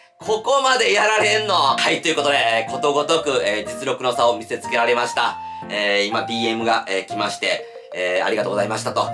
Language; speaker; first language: Japanese; native; Japanese